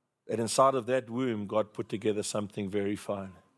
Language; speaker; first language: English; native; English